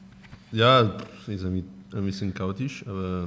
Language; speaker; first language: German; non-native, learner; Spanish